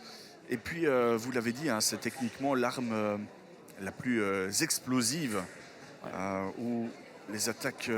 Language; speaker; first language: French; native; French